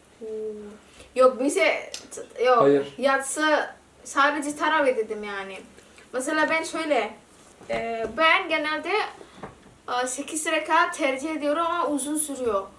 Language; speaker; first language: Turkish; non-native, learner; Indonesian